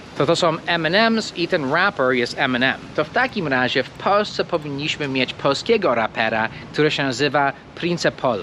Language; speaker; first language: Polish; non-native, fluent; English